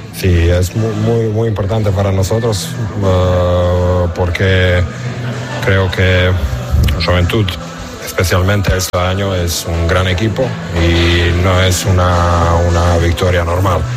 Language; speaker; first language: Spanish; non-native, learner; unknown